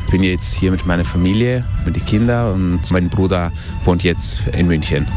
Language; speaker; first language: German; early bilingual, heritage; German